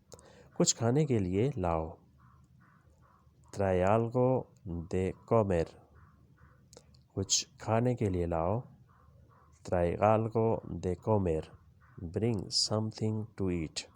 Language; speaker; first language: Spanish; non-native, learner; Urdu